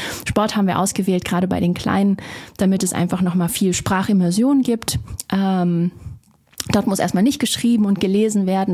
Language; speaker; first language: German; native; German